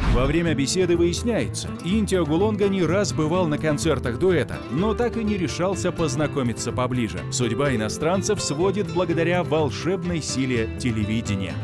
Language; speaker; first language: Russian; native; Russian